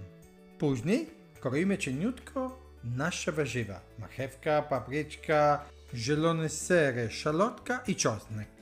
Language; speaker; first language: Polish; non-native, learner; Italian